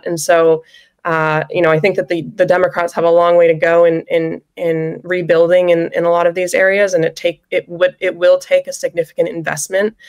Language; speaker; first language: English; native; English